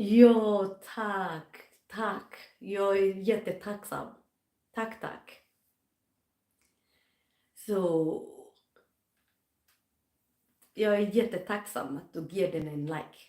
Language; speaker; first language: Swedish; non-native, fluent; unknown